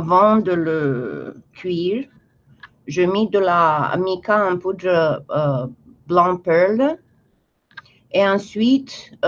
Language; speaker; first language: French; non-native, fluent; Romanian